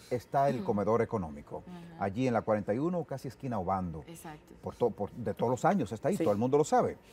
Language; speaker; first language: Spanish; native; Spanish